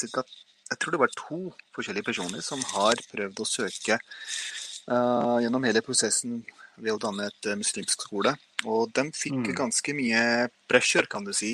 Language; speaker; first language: Norwegian; early bilingual, other home language; Urdu